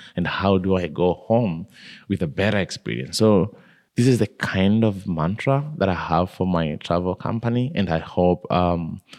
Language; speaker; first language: English; non-native, local second language; Kikuyu